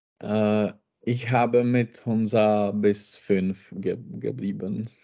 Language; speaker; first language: German; non-native, learner; Czech